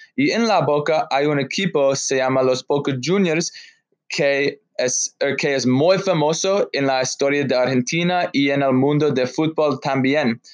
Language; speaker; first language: Spanish; non-native, learner; English